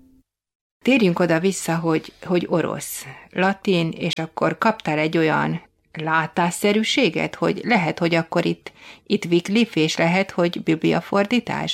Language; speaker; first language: Hungarian; native; Hungarian